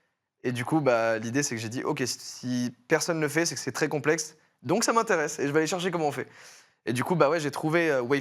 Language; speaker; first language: French; native; French